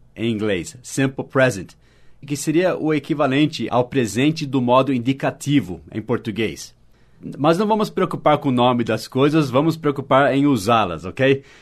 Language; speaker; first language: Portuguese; non-native, fluent; English